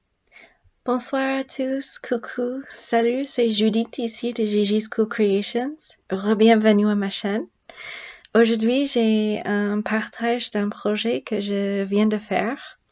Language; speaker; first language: French; non-native, learner; English